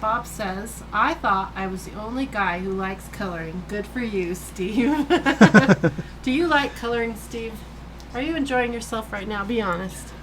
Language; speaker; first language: English; native; English